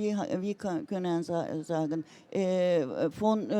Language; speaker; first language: German; non-native, learner; Turkish